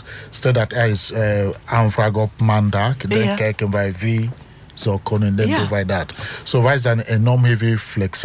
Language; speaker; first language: Dutch; non-native, learner; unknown